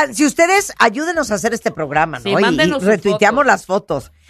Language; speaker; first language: Spanish; native; Spanish